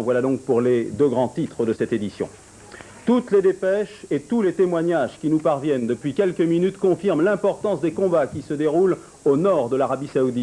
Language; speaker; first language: French; native; French